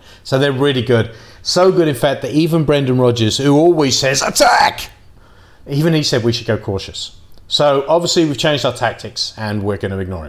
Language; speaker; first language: English; native; English